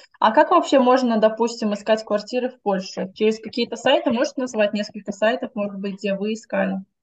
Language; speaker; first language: Russian; native; Russian